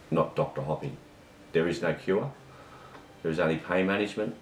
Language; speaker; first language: English; native; English